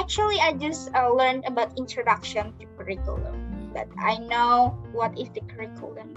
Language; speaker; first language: English; non-native, learner; Indonesian